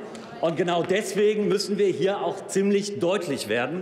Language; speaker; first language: German; native; German